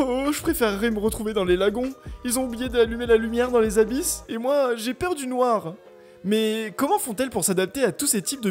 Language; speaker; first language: French; native; French